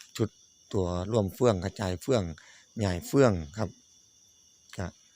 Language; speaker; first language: Thai; native; Thai